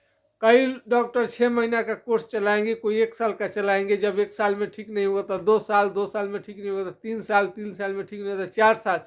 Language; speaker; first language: Hindi; non-native, local second language; Bhojpuri